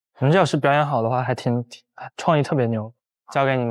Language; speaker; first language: Chinese; native; Chinese